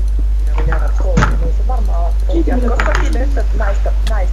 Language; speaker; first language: Finnish; native; Finnish